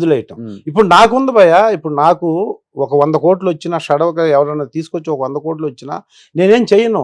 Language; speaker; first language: Telugu; native; Telugu